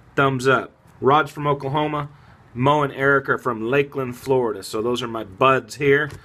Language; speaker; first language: English; native; English